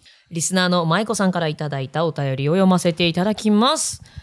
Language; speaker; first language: Japanese; native; Japanese